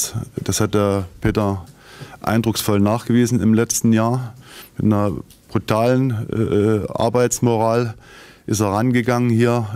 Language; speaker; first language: German; native; German